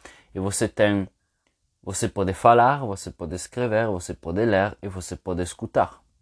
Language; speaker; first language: Portuguese; non-native, fluent; Spanish